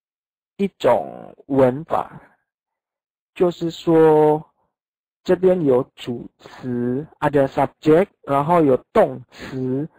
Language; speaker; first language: Chinese; non-native, fluent; Indonesian